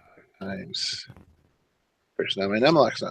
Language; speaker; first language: English; native; English